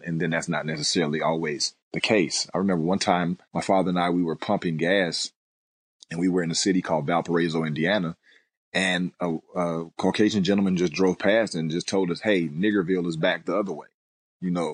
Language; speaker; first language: English; native; English